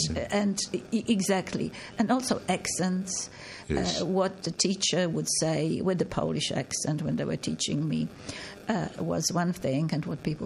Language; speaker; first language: English; non-native, fluent; Polish